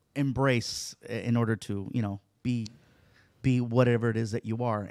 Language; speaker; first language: English; early bilingual, other home language; Spanish